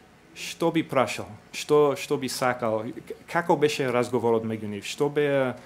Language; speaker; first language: Macedonian; non-native, fluent; English